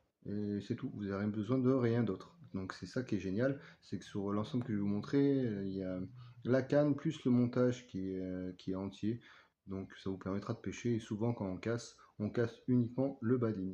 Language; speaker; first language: French; native; French